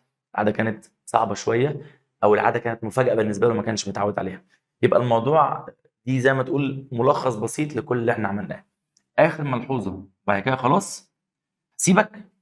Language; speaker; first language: Arabic; native; Arabic